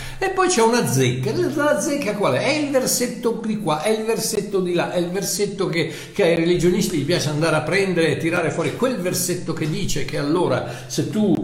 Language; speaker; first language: Italian; native; Italian